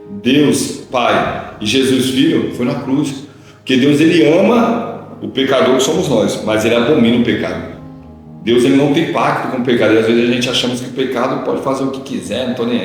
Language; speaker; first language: Portuguese; native; Portuguese